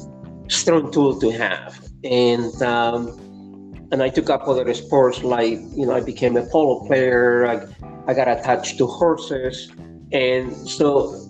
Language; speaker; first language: English; non-native, fluent; Spanish